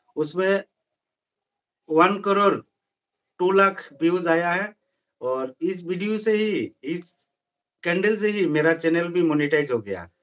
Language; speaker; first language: Hindi; non-native, local second language; Bangla